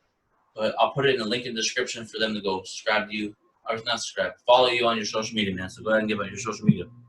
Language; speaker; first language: English; native; English